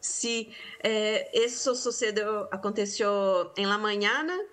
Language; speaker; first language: Spanish; non-native, fluent; Portuguese